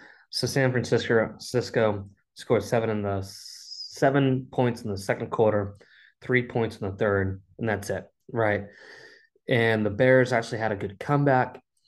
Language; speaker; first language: English; native; English